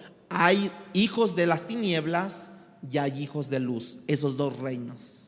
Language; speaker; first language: Spanish; native; Spanish